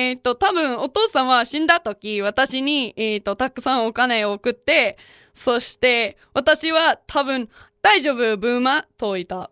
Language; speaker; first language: Japanese; non-native, learner; English